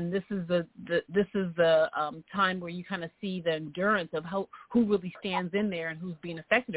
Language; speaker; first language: English; native; English